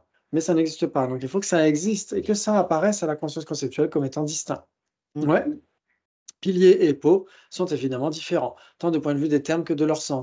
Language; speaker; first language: French; native; French